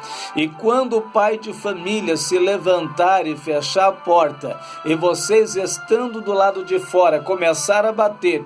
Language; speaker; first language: Portuguese; native; Portuguese